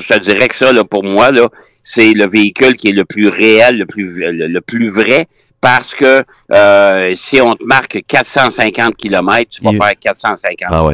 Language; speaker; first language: French; native; French